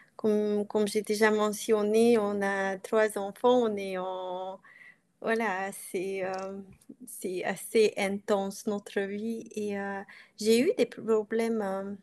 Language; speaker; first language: French; non-native, fluent; Romanian